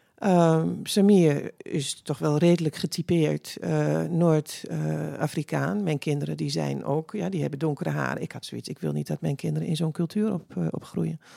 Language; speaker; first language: Dutch; native; Dutch